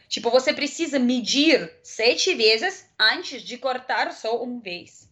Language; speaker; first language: Portuguese; non-native, learner; Russian